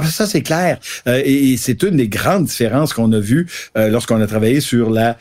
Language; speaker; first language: French; native; French